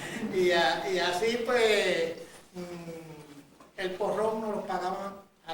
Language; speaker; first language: Spanish; native; Spanish